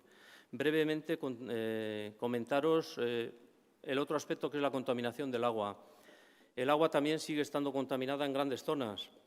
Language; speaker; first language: Spanish; native; Spanish